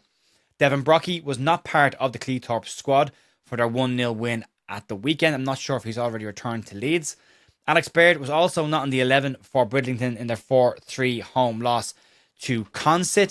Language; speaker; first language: English; native; English